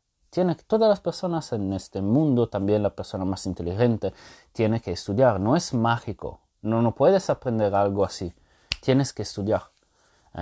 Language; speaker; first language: Spanish; non-native, fluent; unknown